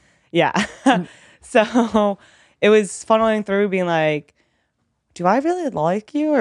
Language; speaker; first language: English; early bilingual, other home language; Vietnamese